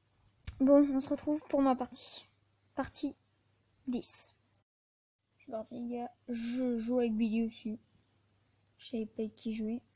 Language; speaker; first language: French; native; French